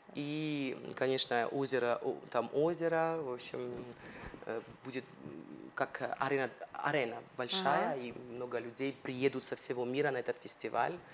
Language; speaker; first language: Russian; non-native, local second language; Ossetic